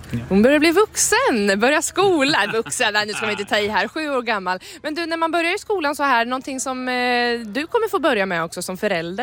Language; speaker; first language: Swedish; native; Swedish